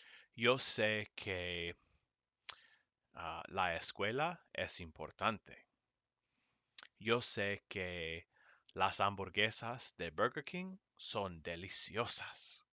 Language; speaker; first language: Spanish; non-native, fluent; English